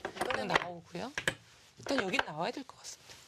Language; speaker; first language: Korean; native; Korean